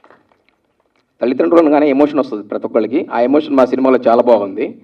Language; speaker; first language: Telugu; native; Telugu